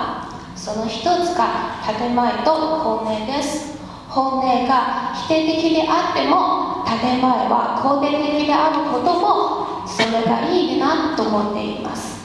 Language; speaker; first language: Japanese; non-native, learner; Chinese